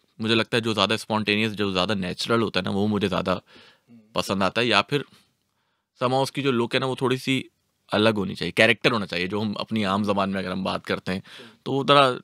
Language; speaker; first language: Urdu; native; Urdu